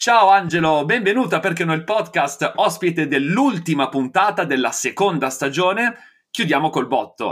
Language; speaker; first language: Italian; native; Italian